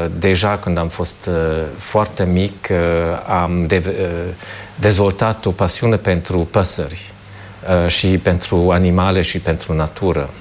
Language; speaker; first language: Romanian; non-native, fluent; German